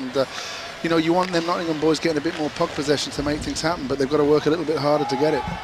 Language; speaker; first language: English; native; English